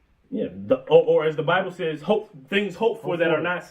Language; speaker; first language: English; native; English